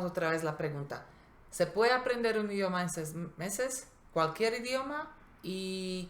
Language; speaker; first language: Spanish; non-native, fluent; Slovak